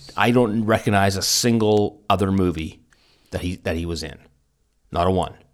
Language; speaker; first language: English; native; English